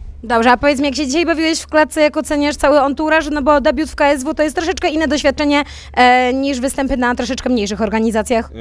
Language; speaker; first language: Polish; native; Polish